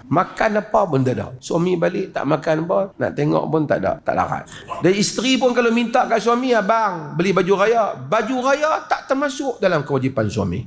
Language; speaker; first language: Malay; native; Malay